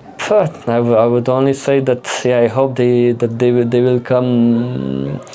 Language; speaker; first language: English; non-native, fluent; Slovenian